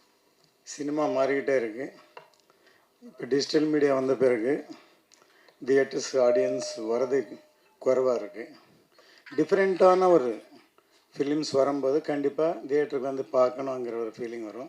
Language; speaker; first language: Tamil; native; Tamil